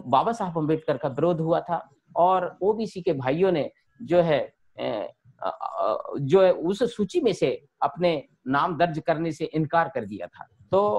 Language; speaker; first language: Hindi; native; Hindi